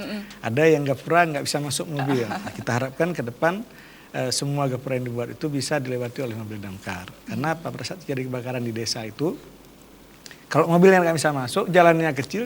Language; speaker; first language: Malay; native; Malay